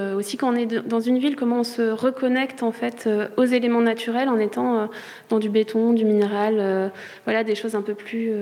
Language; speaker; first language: French; native; French